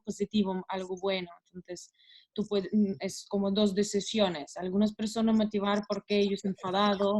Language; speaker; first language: Spanish; non-native, learner; Russian